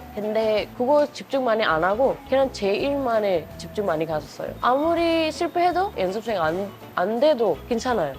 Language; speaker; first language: Korean; non-native, fluent; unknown